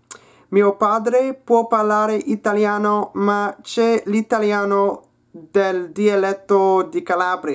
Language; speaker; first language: Italian; non-native, learner; English